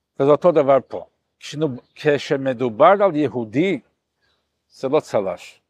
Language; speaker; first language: Hebrew; non-native, fluent; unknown